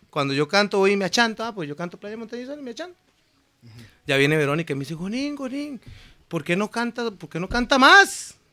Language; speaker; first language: Spanish; native; Spanish